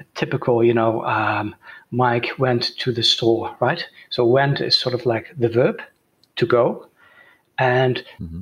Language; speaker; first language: English; non-native, fluent; Dutch